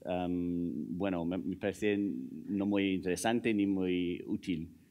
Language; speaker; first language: Spanish; non-native, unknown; English